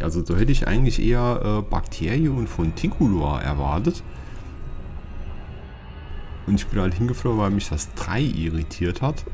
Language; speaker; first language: German; native; German